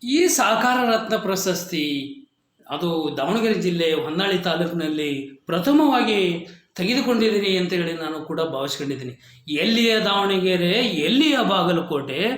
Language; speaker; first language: Kannada; native; Kannada